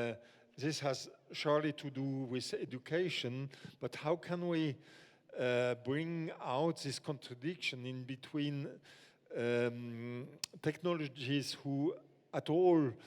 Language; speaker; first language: English; non-native, fluent; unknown